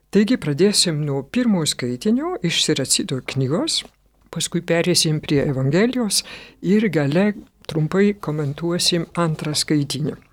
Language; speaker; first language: Lithuanian; non-native, fluent; French